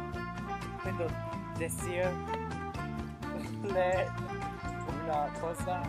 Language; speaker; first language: Spanish; non-native, learner; English